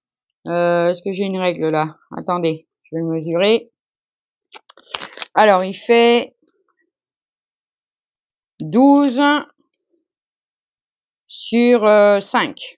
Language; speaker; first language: French; native; French